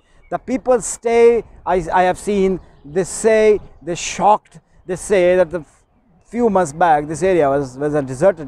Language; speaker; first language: English; non-native, learner; Urdu